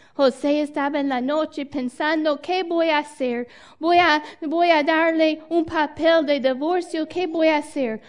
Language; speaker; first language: Spanish; non-native, fluent; English